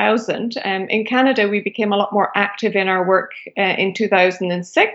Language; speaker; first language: English; native; English